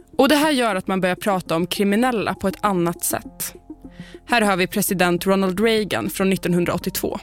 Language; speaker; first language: Swedish; native; Swedish